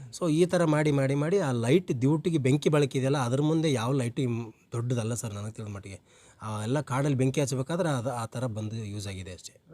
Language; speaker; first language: Kannada; native; Kannada